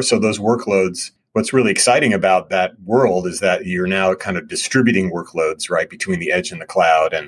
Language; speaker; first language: English; native; English